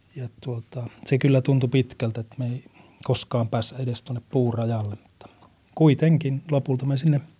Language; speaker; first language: Finnish; native; Finnish